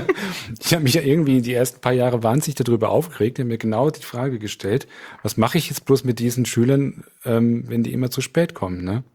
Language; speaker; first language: German; native; German